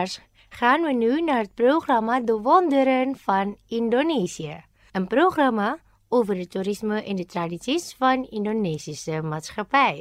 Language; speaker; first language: Dutch; non-native, fluent; Indonesian